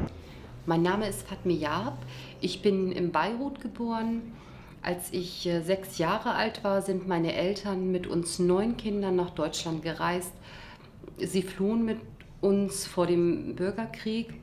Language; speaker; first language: German; early bilingual, other home language; Arabic